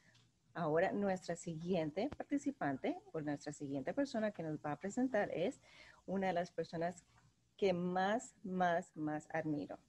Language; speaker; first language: Spanish; native; Spanish